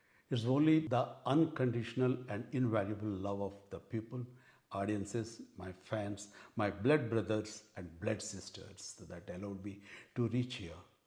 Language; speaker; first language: English; non-native, local second language; Telugu